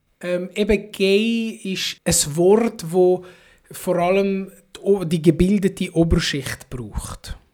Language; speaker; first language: German; early bilingual, other home language; Filipino